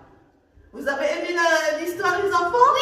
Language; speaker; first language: French; non-native, local second language; Arabic